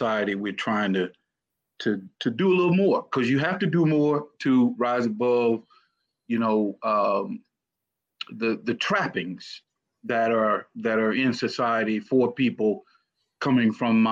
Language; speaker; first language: English; native; English